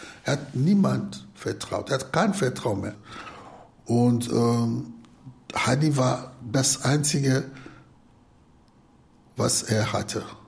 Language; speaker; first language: German; non-native, fluent; Lingala